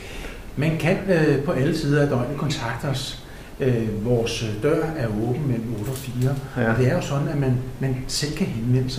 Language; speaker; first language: Danish; native; Danish